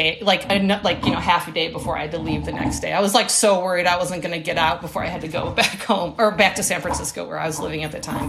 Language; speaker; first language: English; native; English